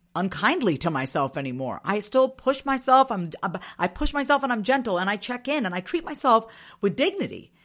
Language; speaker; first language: English; early bilingual, other home language; Hindi